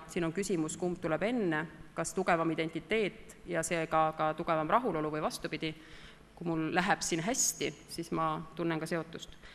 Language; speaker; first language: Estonian; native; Estonian